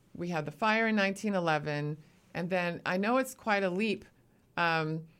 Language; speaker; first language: English; native; English